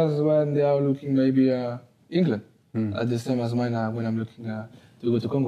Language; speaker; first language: English; non-native, learner; French